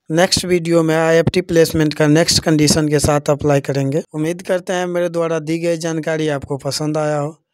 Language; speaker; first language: Hindi; native; Hindi